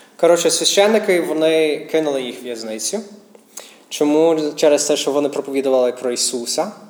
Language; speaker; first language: Ukrainian; non-native, fluent; English